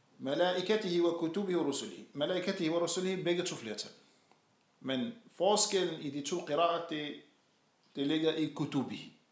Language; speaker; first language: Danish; non-native, fluent; Arabic